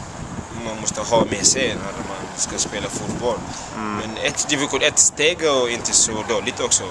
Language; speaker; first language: Swedish; non-native, fluent; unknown